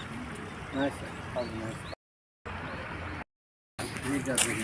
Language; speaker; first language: English; non-native, learner; Japanese